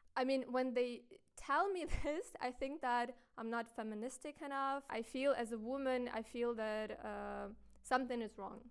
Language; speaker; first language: English; non-native, fluent; Ukrainian